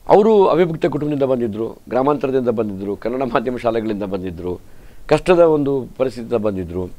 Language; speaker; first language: Kannada; native; Kannada